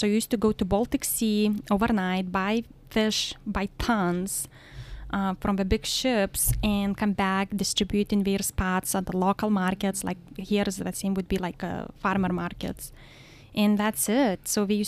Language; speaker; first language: English; non-native, fluent; Lithuanian